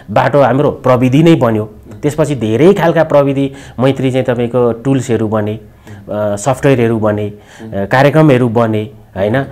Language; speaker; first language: Nepali; native; Nepali